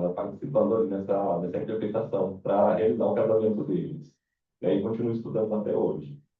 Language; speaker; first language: Portuguese; native; Portuguese